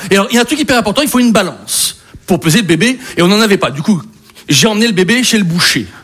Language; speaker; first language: French; native; French